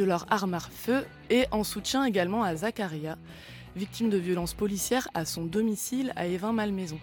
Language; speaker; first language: French; native; French